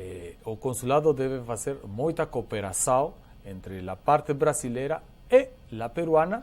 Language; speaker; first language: Portuguese; non-native, learner; Spanish